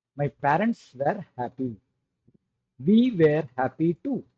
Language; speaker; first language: English; non-native, local second language; Tamil